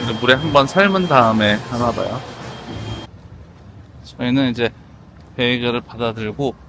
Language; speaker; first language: Korean; native; Korean